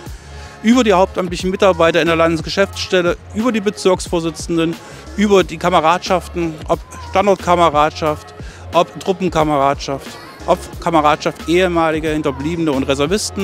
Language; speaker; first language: German; native; German